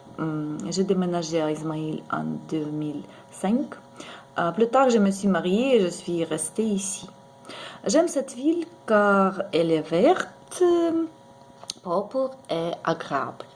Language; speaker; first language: French; non-native, learner; Ukrainian